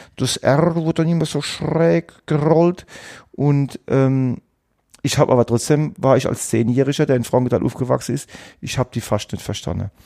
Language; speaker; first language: German; native; German